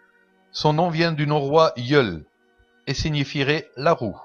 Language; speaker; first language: French; native; French